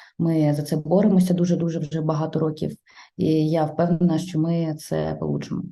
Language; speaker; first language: Ukrainian; non-native, local second language; Russian